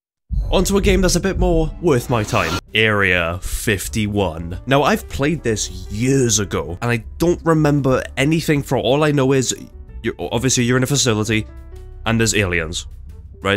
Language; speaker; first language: English; native; English